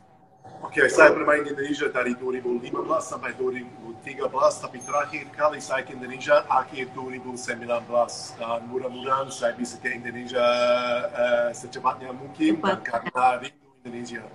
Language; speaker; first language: Indonesian; non-native, fluent; English